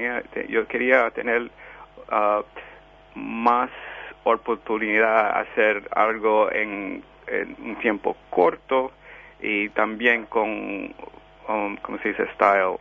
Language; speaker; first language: Spanish; early bilingual, heritage; Spanish